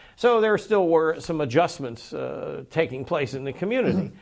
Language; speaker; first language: English; native; English